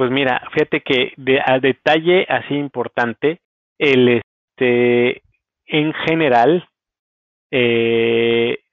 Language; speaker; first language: Spanish; native; Spanish